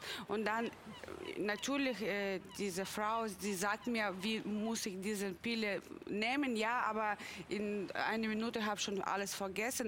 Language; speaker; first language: German; non-native, learner; Russian